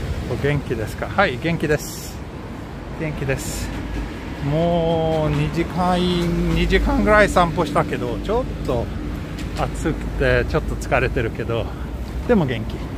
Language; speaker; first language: Japanese; non-native, fluent; Swedish